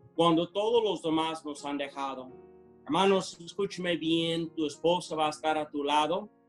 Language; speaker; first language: Spanish; non-native, fluent; English